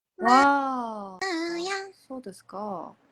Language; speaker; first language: Japanese; non-native, learner; Korean